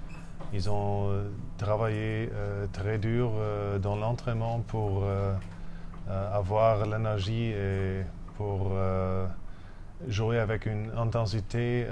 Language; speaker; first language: French; non-native, fluent; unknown